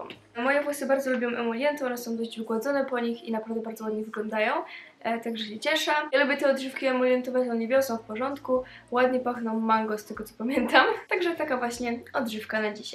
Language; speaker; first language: Polish; native; Polish